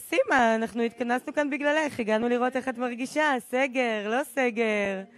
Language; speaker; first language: Hebrew; native; Hebrew